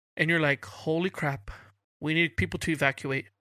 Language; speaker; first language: English; early bilingual, other home language; Spanish